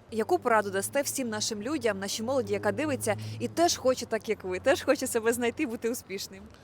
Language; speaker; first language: Ukrainian; native; Ukrainian